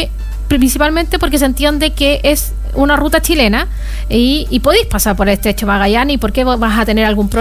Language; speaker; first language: Spanish; native; Spanish